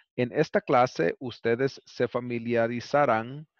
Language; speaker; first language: Spanish; early bilingual, heritage; Spanish